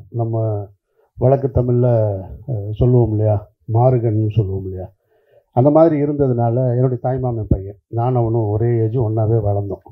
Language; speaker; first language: Tamil; native; Tamil